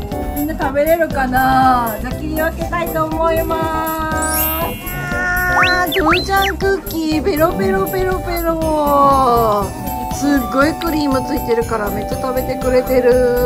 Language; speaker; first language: Japanese; native; Japanese